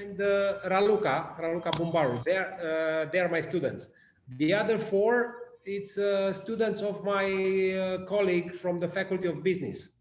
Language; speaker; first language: English; non-native, learner; Romanian